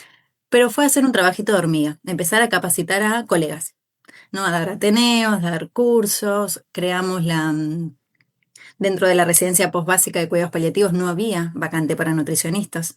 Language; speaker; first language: Spanish; native; Spanish